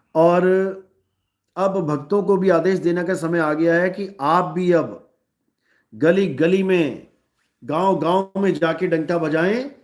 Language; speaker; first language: Hindi; native; Hindi